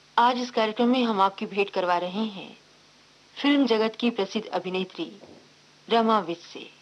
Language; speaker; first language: Hindi; native; Hindi